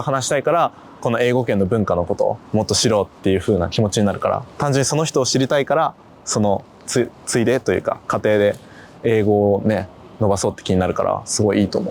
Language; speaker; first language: Japanese; native; Japanese